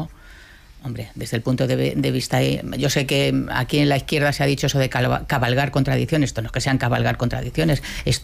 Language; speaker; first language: Spanish; native; Spanish